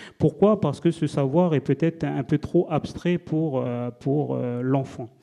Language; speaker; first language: French; non-native, local second language; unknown